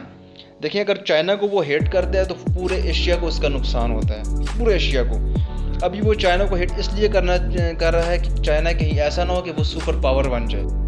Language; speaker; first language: Hindi; non-native, local second language; Punjabi